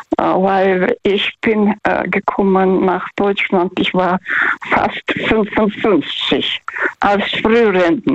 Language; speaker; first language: German; early bilingual, heritage; Russian